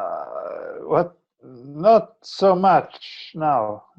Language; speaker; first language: English; non-native, fluent; Swedish